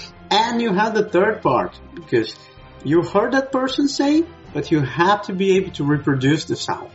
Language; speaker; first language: English; non-native, fluent; Portuguese